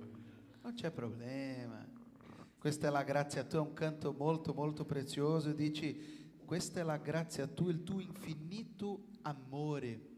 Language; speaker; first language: Italian; non-native, fluent; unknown